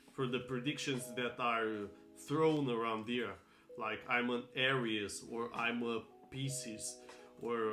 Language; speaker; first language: English; non-native, fluent; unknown